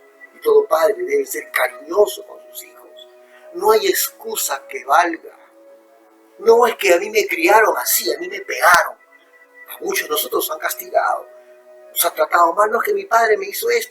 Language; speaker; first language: Spanish; native; Spanish